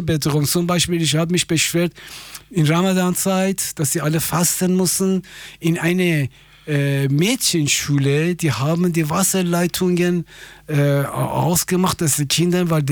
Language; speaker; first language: German; non-native, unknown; Persian